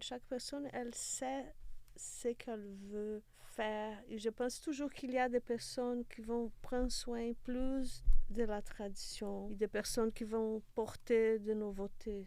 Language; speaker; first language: French; non-native, fluent; Portuguese